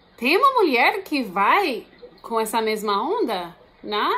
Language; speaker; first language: Portuguese; non-native, fluent; English